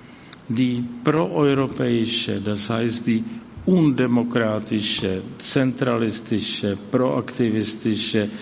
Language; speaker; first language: German; non-native, fluent; Czech